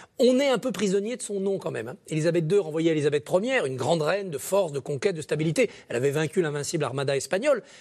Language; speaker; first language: French; native; French